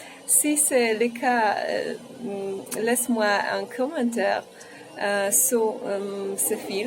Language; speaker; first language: French; non-native, fluent; Polish